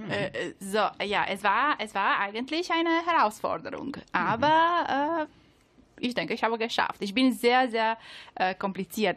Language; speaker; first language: German; non-native, learner; Italian